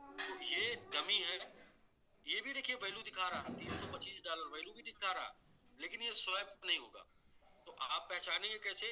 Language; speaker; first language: Hindi; native; Hindi